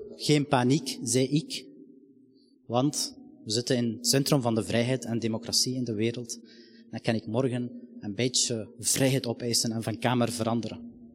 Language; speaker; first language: Dutch; non-native, fluent; Arabic